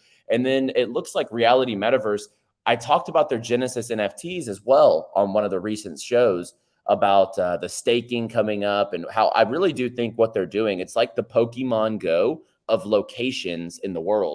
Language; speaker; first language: English; native; English